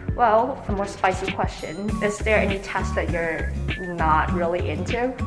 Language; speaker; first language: English; native; English